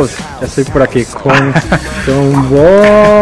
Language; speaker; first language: Spanish; native; Spanish